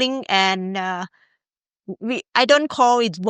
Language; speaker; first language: English; non-native, learner; Thai